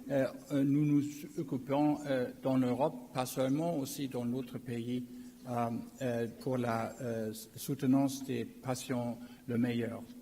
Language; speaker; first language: French; non-native, learner; German